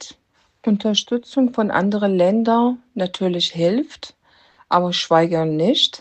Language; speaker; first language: German; non-native, fluent; Persian